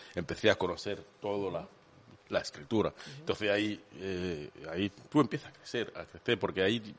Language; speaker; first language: Spanish; non-native, fluent; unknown